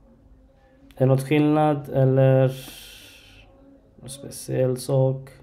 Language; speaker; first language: Swedish; non-native, learner; Arabic